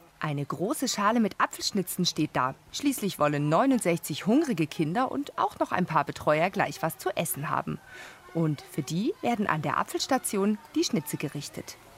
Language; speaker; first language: German; native; German